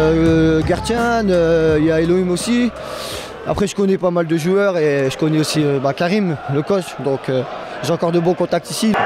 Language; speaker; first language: French; native; French